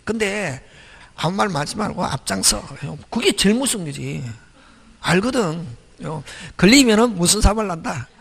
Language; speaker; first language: Korean; native; Korean